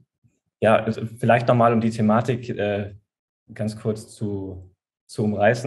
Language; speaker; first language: German; native; German